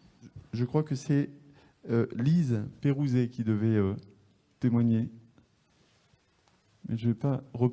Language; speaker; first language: French; native; French